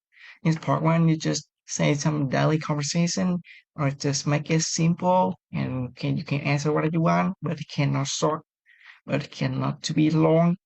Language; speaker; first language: English; non-native, fluent; Vietnamese